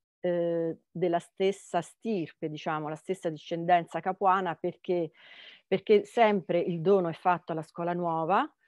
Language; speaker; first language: Italian; native; Italian